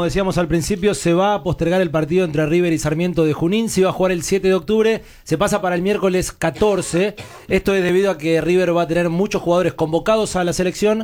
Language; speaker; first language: Spanish; native; Spanish